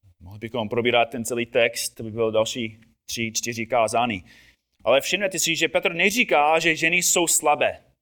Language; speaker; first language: Czech; non-native, fluent; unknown